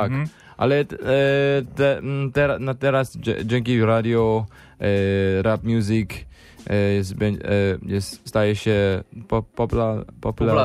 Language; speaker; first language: Polish; non-native, learner; English